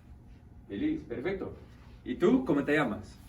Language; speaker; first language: Spanish; non-native, fluent; English